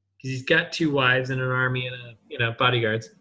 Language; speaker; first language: English; native; English